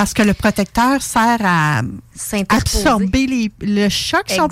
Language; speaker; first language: French; native; French